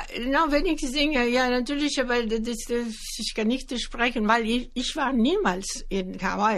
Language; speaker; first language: German; non-native, learner; Greek